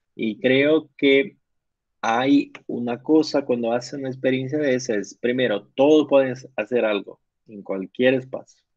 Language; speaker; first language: Spanish; non-native, learner; Portuguese